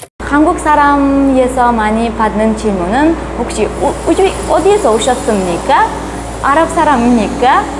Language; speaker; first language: Korean; non-native, learner; Uzbek